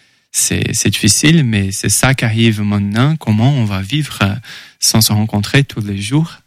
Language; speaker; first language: French; non-native, fluent; Portuguese